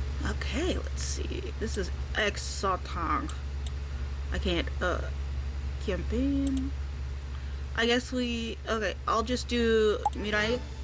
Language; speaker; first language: English; native; English